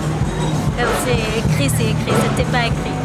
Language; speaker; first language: French; non-native, fluent; Arabic